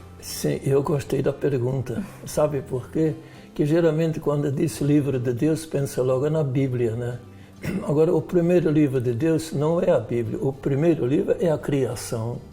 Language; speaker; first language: Portuguese; non-native, fluent; Dutch